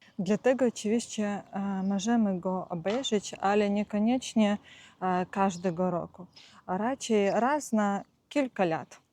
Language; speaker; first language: Polish; non-native, fluent; Ukrainian